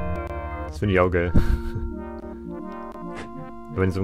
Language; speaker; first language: German; native; German